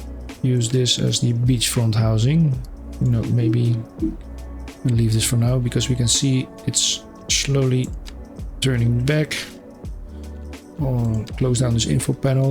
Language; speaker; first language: English; non-native, fluent; Dutch